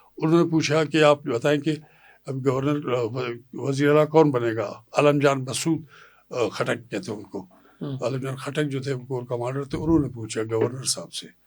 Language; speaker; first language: Urdu; non-native, local second language; Pashto